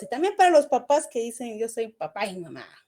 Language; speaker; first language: Spanish; native; Spanish